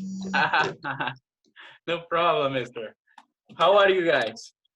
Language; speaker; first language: English; non-native, fluent; Portuguese